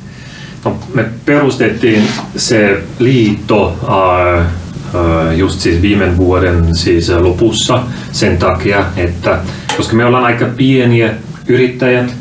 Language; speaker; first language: Finnish; non-native, fluent; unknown